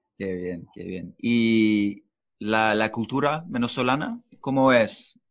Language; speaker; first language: Spanish; non-native, learner; English